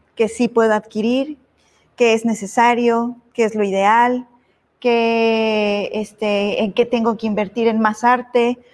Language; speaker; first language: Spanish; native; Spanish